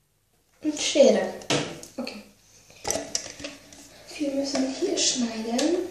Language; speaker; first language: German; non-native, learner; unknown